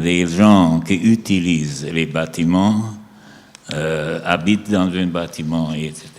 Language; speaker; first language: French; non-native, learner; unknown